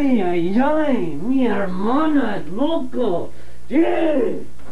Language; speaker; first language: Spanish; non-native, learner; English